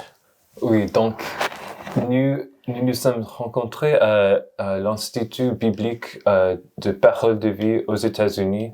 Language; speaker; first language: French; non-native, learner; English